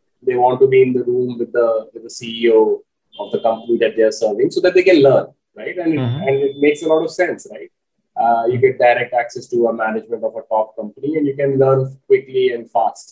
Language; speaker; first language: English; non-native, local second language; Hindi